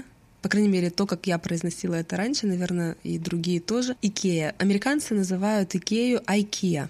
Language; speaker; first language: Russian; native; Russian